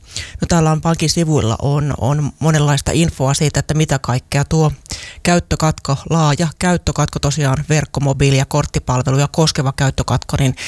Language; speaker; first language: Finnish; native; Finnish